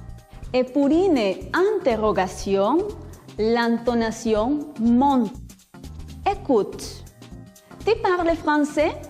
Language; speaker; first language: French; non-native, fluent; Spanish